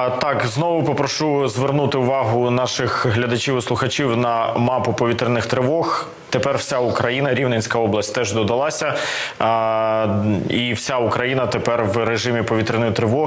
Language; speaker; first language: Ukrainian; native; Ukrainian